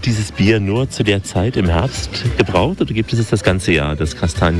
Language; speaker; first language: German; native; German